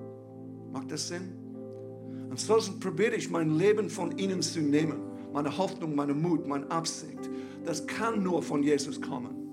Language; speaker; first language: German; non-native, fluent; English